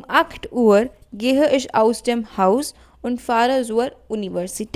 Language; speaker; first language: German; non-native, learner; Hindi